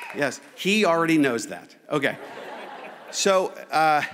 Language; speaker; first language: English; native; English